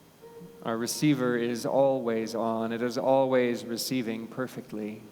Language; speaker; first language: English; native; English